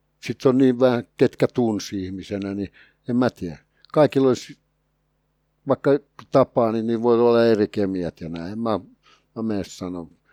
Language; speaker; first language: Finnish; native; Finnish